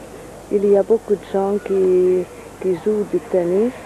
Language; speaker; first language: French; non-native, fluent; Hungarian